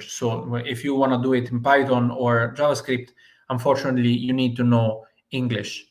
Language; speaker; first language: English; non-native, fluent; Italian